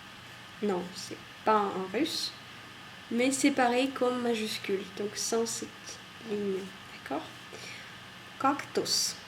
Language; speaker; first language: French; non-native, fluent; Russian